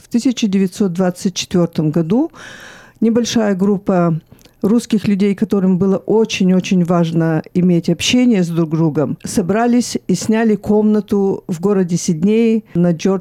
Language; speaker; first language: Russian; early bilingual, heritage; Russian